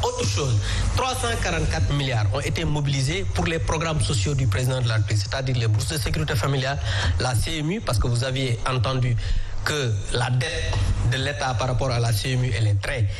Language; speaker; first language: French; non-native, local second language; Wolof